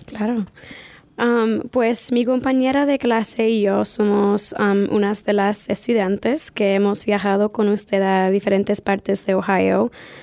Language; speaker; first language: Spanish; early bilingual, heritage; Spanish